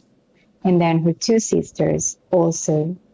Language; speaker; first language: English; non-native, fluent; Italian